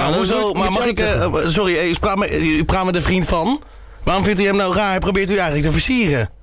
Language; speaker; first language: Dutch; native; Dutch